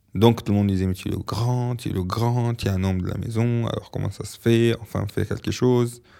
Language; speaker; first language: French; non-native, fluent; Arabic